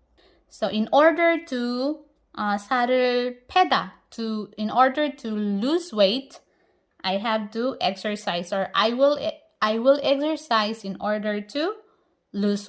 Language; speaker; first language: English; non-native, local second language; Filipino